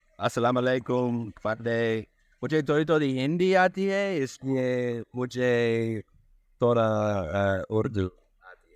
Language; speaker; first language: Hindi; non-native, learner; English